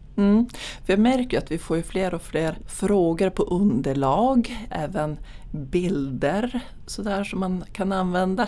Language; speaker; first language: Swedish; native; Swedish